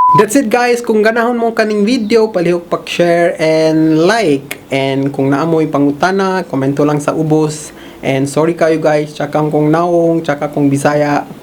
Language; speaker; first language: Cebuano; non-native, learner; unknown